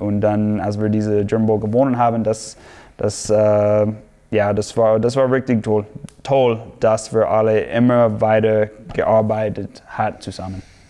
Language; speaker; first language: German; non-native, fluent; English